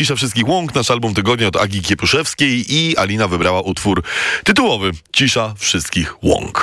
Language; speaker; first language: Polish; native; Polish